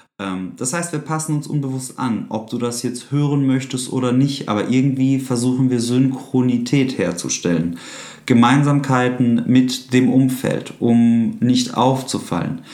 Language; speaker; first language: German; native; German